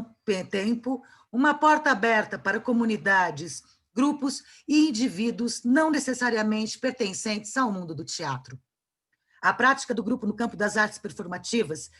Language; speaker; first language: Portuguese; native; Portuguese